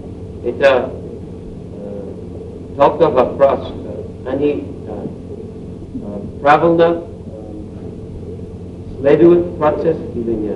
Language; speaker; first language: Russian; non-native, learner; English